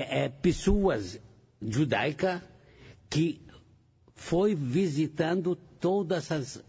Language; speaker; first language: Portuguese; non-native, fluent; Arabic